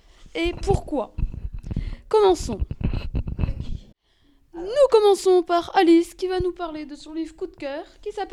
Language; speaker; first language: French; native; French